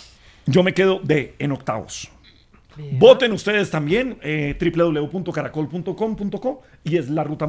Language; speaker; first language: Spanish; native; Spanish